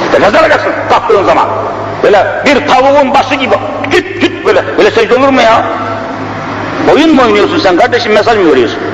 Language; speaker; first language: Turkish; native; Turkish